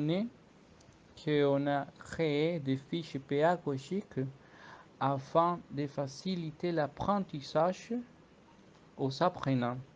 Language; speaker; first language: French; non-native, fluent; Spanish